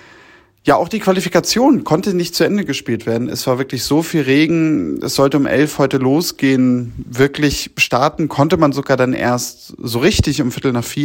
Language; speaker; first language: German; native; German